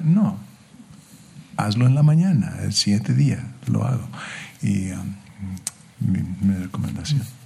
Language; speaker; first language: Spanish; early bilingual, heritage; English